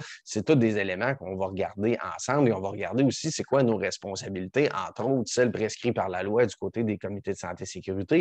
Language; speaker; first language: French; native; French